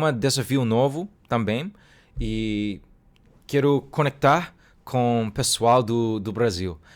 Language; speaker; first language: Portuguese; non-native, learner; Cantonese